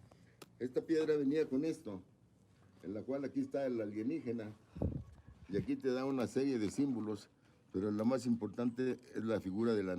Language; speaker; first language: Spanish; native; Spanish